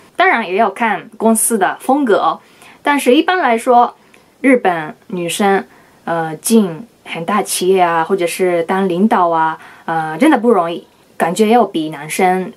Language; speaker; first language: Chinese; non-native, fluent; Japanese